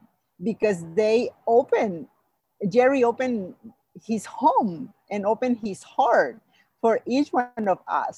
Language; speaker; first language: English; non-native, fluent; Spanish